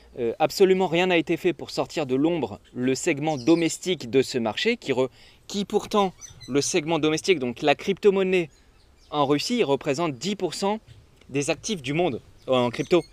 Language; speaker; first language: French; native; French